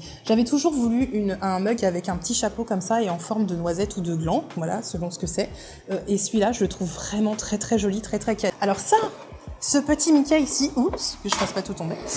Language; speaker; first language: French; native; French